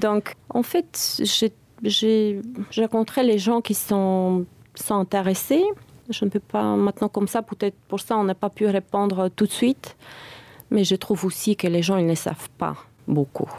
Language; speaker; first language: French; non-native, fluent; Bulgarian